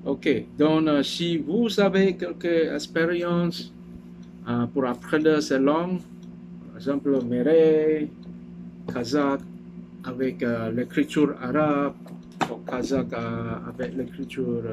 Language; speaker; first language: French; non-native, learner; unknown